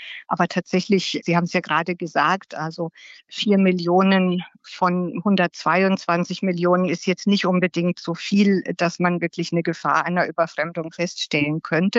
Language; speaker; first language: German; native; German